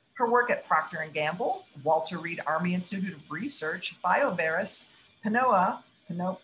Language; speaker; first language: English; native; English